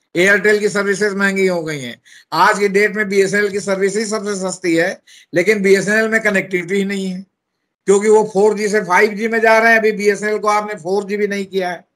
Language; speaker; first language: Hindi; native; Hindi